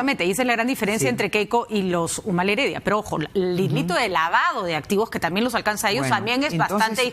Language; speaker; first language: Spanish; native; Spanish